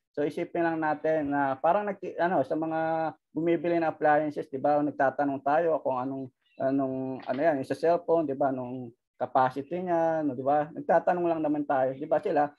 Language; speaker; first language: Filipino; native; Filipino